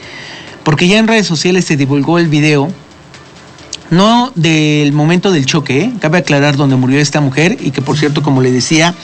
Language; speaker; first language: Spanish; native; Spanish